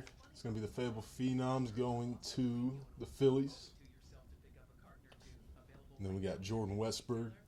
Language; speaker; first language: English; native; English